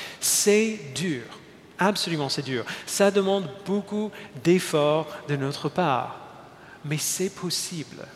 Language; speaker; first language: French; non-native, fluent; English